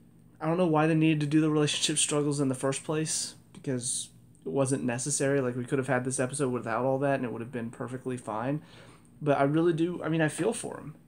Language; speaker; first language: English; native; English